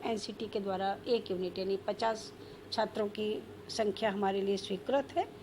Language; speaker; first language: Hindi; native; Hindi